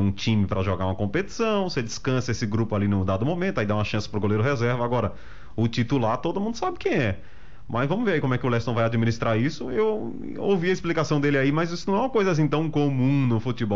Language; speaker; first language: Portuguese; native; Portuguese